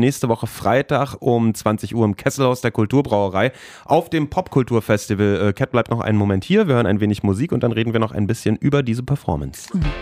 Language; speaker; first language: German; native; German